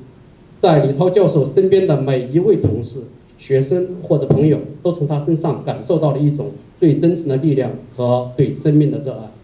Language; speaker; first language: Chinese; native; Chinese